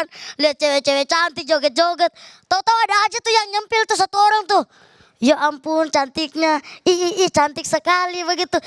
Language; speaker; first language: Indonesian; native; Indonesian